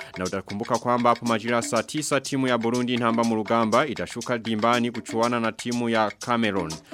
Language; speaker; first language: Swahili; non-native, local second language; Rundi